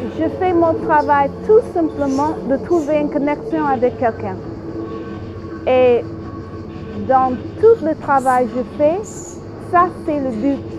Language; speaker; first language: French; non-native, fluent; English